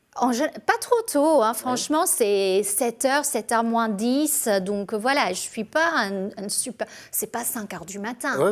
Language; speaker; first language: French; non-native, fluent; English